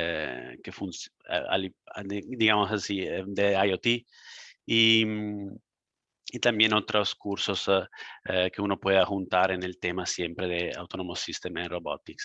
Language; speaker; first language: Spanish; non-native, fluent; Italian